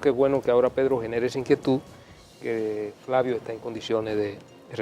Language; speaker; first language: Spanish; native; Spanish